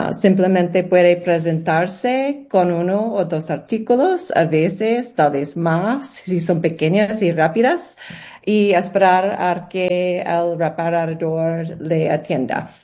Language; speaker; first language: Spanish; non-native, learner; English